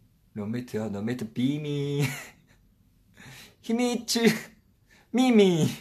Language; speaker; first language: Korean; non-native, fluent; Chinese